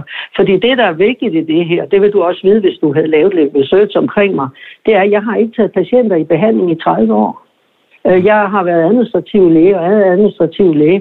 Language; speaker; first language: Danish; native; Danish